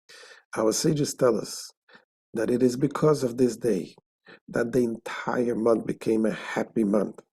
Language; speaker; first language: English; non-native, fluent; Hebrew